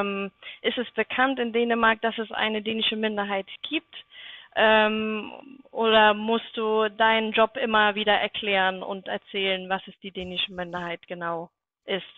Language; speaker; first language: German; native; German